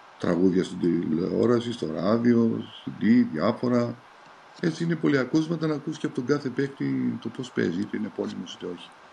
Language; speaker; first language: Greek; early bilingual, heritage; Greek